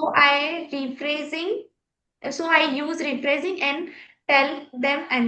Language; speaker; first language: English; non-native, learner; Hindi